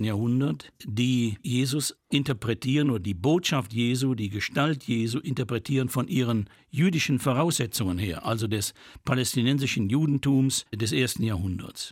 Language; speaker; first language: German; native; German